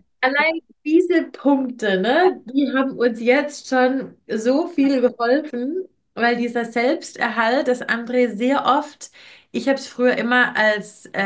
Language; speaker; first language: German; native; German